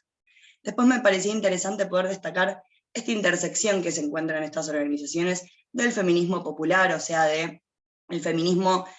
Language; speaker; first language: Spanish; native; Spanish